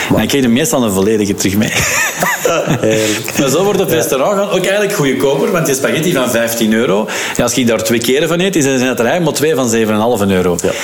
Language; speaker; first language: Dutch; native; Dutch